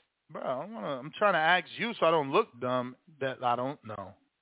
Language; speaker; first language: English; early bilingual, other home language; Spanish